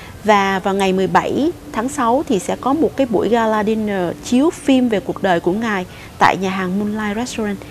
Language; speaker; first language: Vietnamese; native; Vietnamese